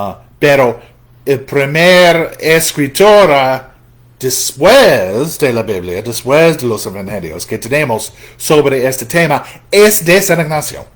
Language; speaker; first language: Spanish; non-native, fluent; English